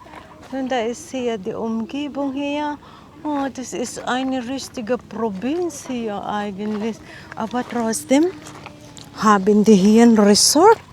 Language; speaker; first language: German; non-native, learner; Filipino